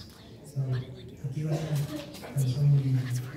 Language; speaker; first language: Spanish; early bilingual, heritage; Spanish